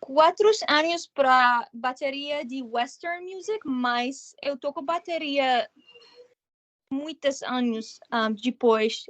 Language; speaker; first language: Portuguese; non-native, learner; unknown